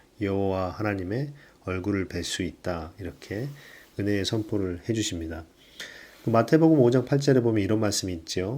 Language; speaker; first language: Korean; native; Korean